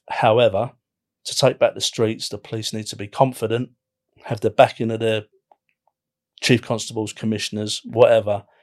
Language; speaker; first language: English; native; English